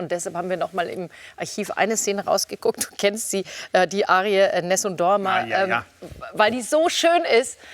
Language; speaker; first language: German; native; German